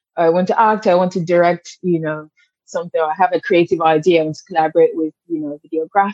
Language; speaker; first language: English; non-native, local second language; Yoruba